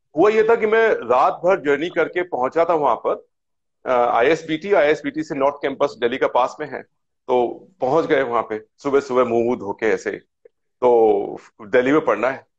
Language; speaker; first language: Hindi; native; Hindi